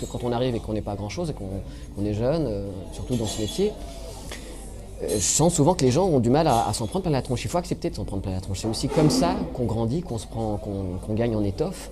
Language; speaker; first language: French; native; French